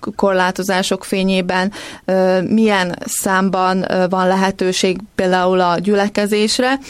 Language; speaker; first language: Hungarian; native; Hungarian